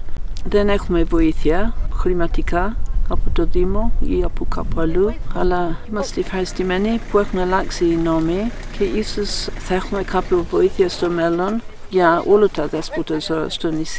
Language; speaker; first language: Greek; non-native, fluent; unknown